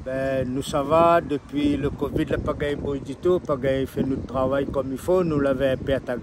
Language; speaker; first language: French; non-native, local second language; Malagasy